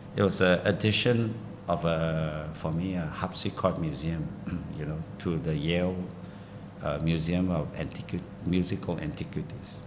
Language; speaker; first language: English; non-native, local second language; Min Nan Chinese